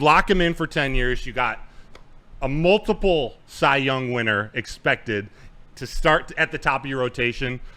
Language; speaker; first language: English; native; English